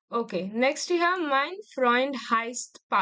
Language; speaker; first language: German; non-native, learner; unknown